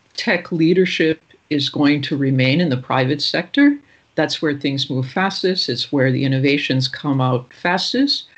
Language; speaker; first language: English; native; English